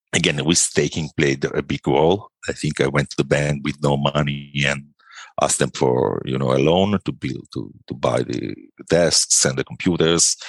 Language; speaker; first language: English; non-native, fluent; Italian